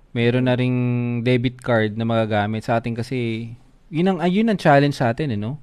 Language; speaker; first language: Filipino; native; Filipino